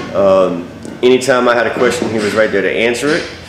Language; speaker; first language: English; native; English